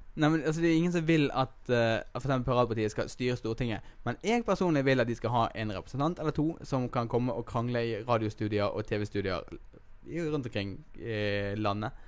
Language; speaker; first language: Norwegian; native; Norwegian